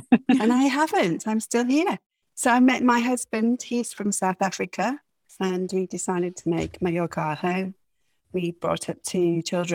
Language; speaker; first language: English; native; English